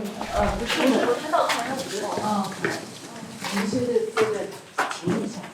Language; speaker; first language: Chinese; native; Chinese